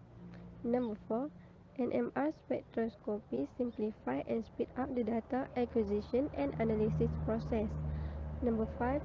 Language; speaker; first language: English; non-native, fluent; Malay